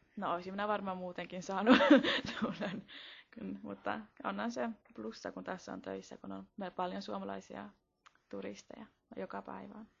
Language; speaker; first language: Finnish; early bilingual, heritage; Finnish